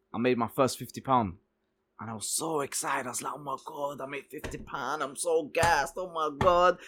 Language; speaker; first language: English; early bilingual, other home language; Arabic